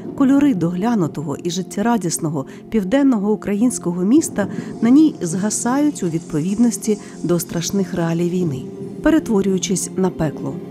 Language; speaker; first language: Ukrainian; native; Ukrainian